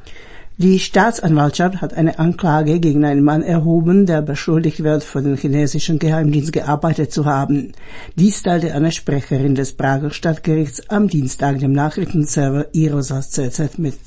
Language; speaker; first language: German; native; German